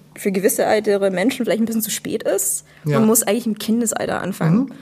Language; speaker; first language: German; non-native, fluent; English